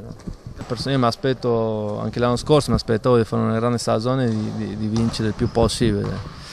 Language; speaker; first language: Italian; non-native, fluent; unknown